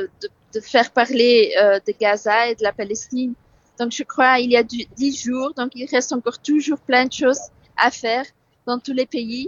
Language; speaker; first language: French; non-native, fluent; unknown